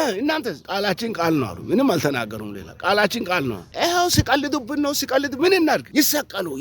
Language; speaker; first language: Amharic; non-native, local second language; Oromo